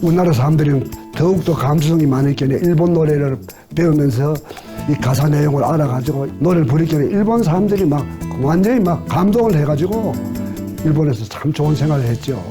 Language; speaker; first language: Korean; native; Korean